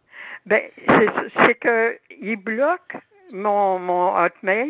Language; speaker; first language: French; native; French